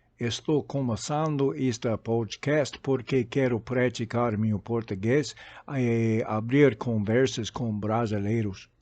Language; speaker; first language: Portuguese; non-native, fluent; English